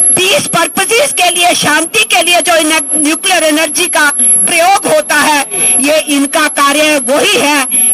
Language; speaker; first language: Hindi; native; Hindi